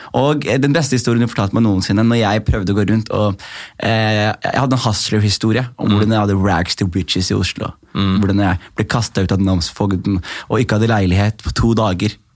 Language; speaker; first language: Norwegian; early bilingual, other home language; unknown